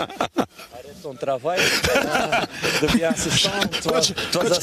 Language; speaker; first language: French; non-native, local second language; Dutch